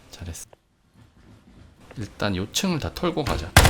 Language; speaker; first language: Korean; native; Korean